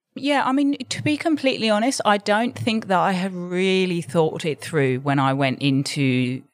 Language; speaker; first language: English; native; English